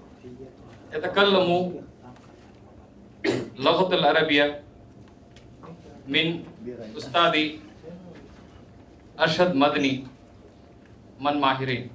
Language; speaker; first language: Arabic; non-native, learner; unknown